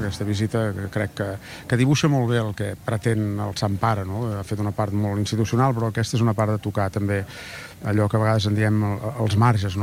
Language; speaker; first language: Catalan; native; Catalan